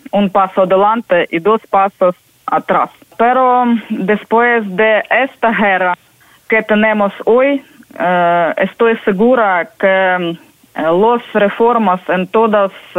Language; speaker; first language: Spanish; non-native, learner; Ukrainian